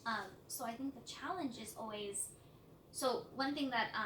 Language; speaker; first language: English; native; English